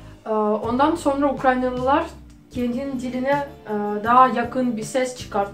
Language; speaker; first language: Turkish; non-native, fluent; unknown